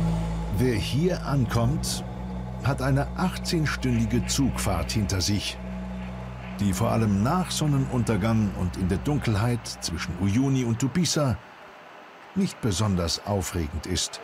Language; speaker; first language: German; native; German